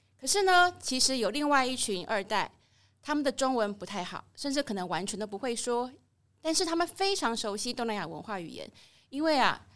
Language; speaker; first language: Chinese; native; Chinese